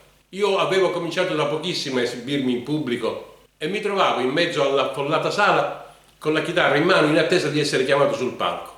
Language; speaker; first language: Italian; native; Italian